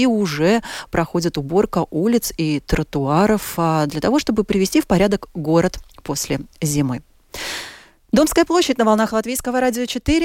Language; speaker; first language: Russian; native; Russian